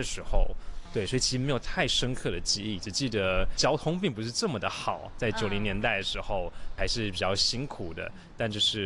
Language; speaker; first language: Chinese; native; Chinese